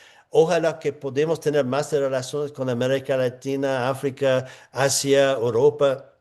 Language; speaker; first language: Spanish; non-native, fluent; English